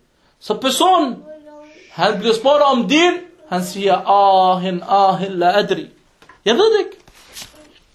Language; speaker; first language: Danish; early bilingual, other home language; Arabic